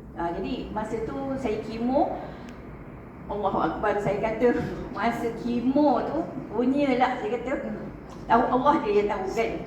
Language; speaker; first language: Malay; native; Malay